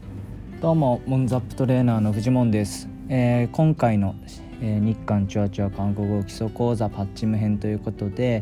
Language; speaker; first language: Japanese; native; Japanese